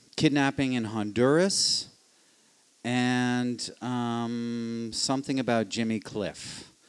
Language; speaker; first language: English; native; English